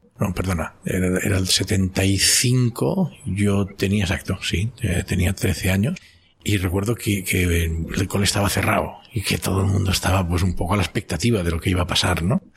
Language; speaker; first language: Spanish; non-native, local second language; Catalan